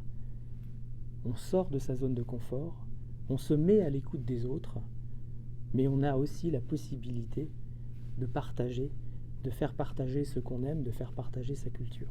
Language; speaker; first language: French; native; French